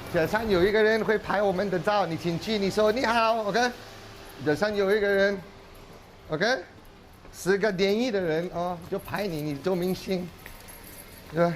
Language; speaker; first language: Chinese; non-native, fluent; Morisyen